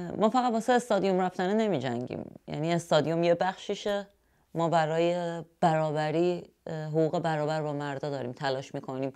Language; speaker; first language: Persian; non-native, local second language; Arabic